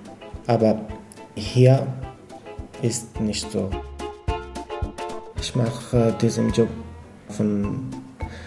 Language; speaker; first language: German; non-native, learner; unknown